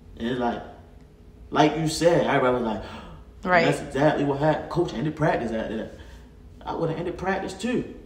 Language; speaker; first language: English; native; English